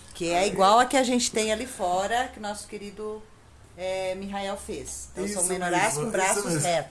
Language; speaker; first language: Portuguese; native; Portuguese